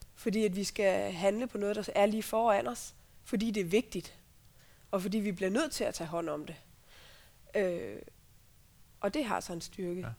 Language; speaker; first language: Danish; native; Danish